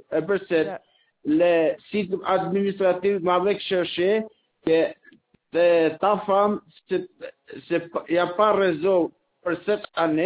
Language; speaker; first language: French; non-native, learner; Albanian